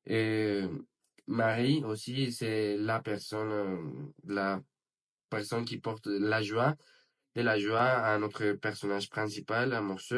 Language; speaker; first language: French; non-native, learner; Spanish